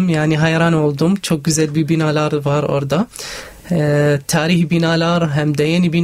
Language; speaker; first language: Turkish; non-native, fluent; Arabic